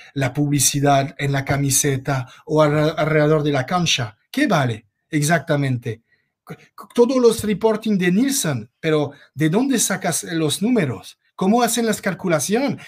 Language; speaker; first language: Spanish; non-native, fluent; French